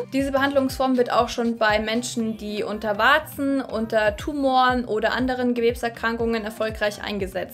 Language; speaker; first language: German; native; German